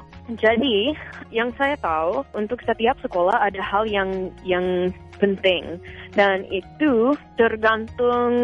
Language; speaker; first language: Indonesian; non-native, fluent; English